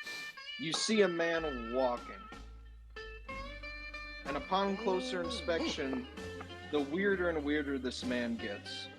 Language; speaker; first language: English; native; English